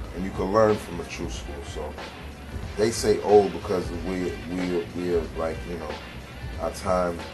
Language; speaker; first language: English; native; English